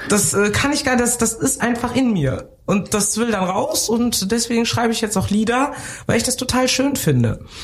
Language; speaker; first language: German; early bilingual, other home language; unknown